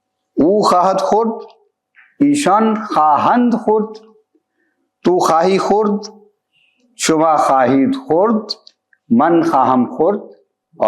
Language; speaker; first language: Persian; non-native, fluent; Urdu